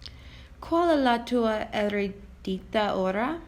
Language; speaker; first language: Italian; non-native, learner; English